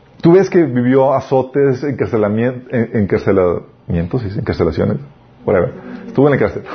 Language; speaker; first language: Spanish; native; Spanish